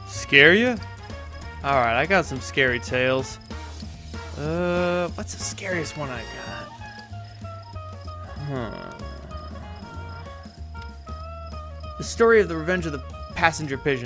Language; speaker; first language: English; native; English